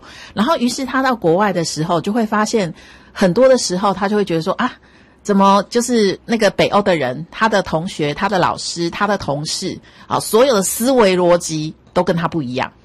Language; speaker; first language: Chinese; native; Chinese